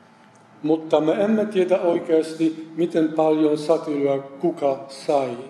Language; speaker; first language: Finnish; non-native, fluent; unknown